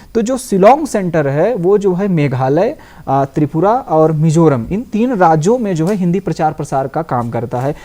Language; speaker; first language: Hindi; native; Hindi